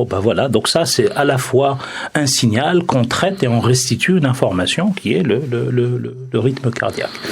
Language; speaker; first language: French; non-native, local second language; Arabic